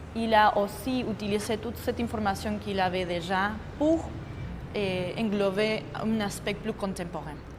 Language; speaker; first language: French; non-native, fluent; Spanish